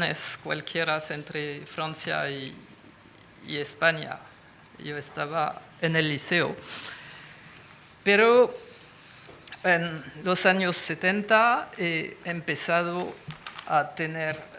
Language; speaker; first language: Spanish; non-native, fluent; French